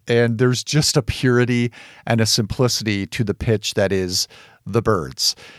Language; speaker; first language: English; native; English